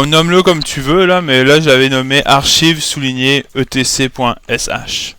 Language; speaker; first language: French; native; French